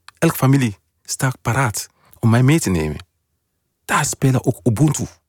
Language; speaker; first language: Dutch; non-native, fluent; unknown